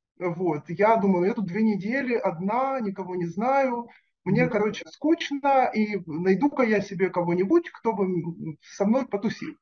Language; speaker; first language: Russian; native; Russian